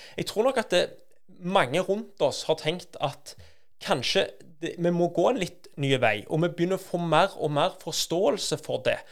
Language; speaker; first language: Norwegian; native; Norwegian